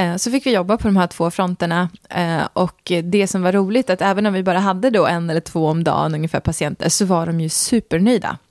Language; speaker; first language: Swedish; native; Swedish